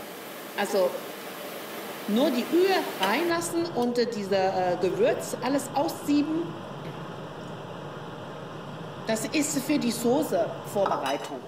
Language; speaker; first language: German; non-native, learner; Chinese